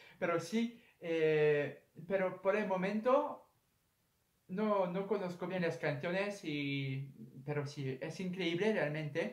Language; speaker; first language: Spanish; non-native, fluent; French